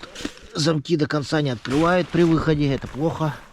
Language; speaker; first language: Russian; native; Russian